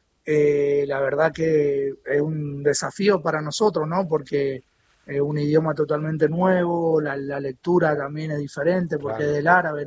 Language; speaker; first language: Spanish; native; Spanish